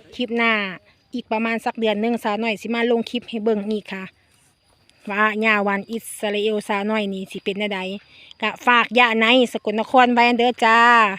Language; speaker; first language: Thai; native; Thai